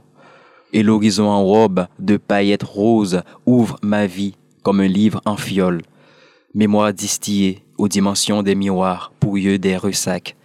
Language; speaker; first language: French; non-native, local second language; Haitian Creole